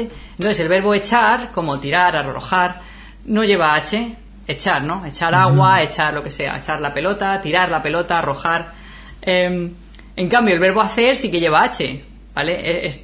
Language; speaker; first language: Spanish; native; Spanish